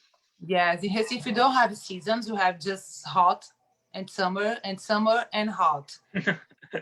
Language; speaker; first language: English; non-native, learner; Portuguese